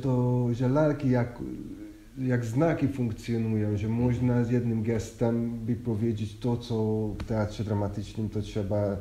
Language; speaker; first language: Polish; non-native, fluent; Hungarian